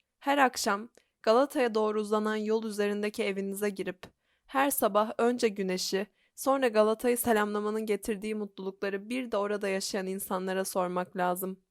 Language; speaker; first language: Turkish; native; Turkish